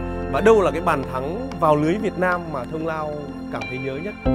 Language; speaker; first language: Vietnamese; native; Vietnamese